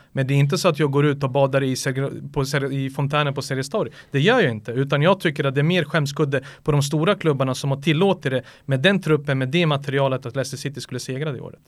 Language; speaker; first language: Swedish; early bilingual, other home language; Serbian